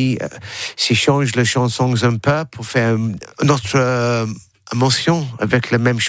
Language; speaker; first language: French; non-native, learner; English